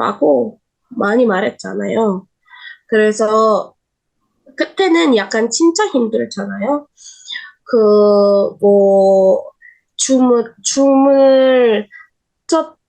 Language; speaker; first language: Korean; non-native, learner; Indonesian